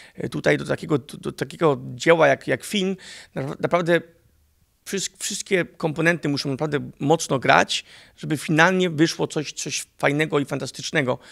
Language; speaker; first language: Polish; early bilingual, heritage; Polish